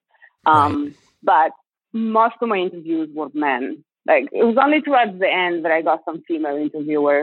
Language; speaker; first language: English; non-native, fluent; Italian